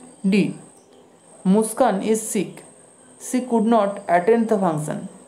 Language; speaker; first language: English; non-native, local second language; Bangla